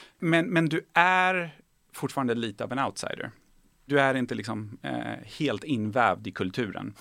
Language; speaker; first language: Swedish; early bilingual, other home language; Persian